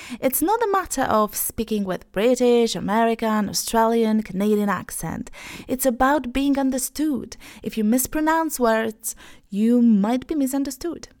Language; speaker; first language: English; non-native, fluent; Polish